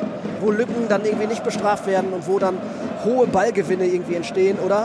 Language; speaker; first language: German; native; German